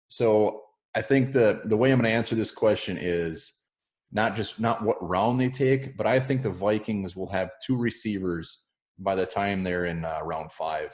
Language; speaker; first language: English; native; English